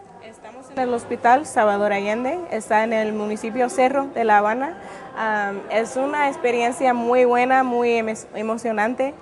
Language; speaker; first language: Spanish; non-native, fluent; English